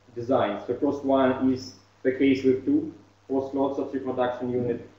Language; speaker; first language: English; non-native, fluent; Russian